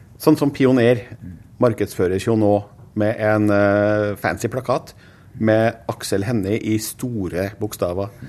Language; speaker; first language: Norwegian; native; Norwegian